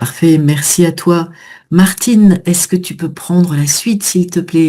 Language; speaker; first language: French; native; French